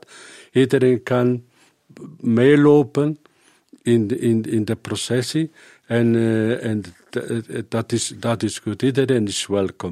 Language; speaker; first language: Dutch; non-native, learner; Spanish